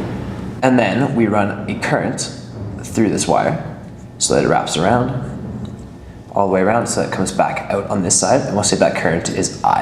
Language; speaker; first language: English; native; English